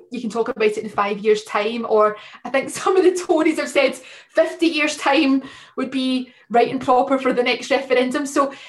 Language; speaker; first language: English; native; English